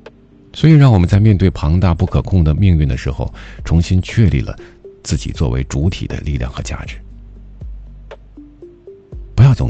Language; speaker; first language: Chinese; native; Chinese